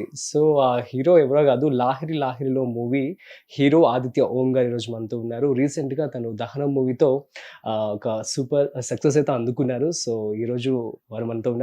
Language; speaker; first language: Telugu; native; Telugu